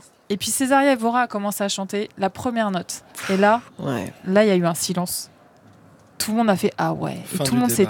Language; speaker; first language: French; native; French